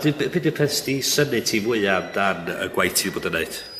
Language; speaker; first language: Welsh; native; Welsh